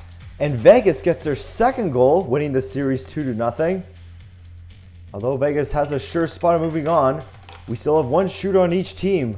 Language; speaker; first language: English; native; English